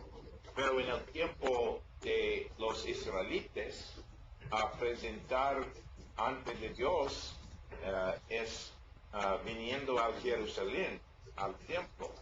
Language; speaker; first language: Spanish; non-native, learner; English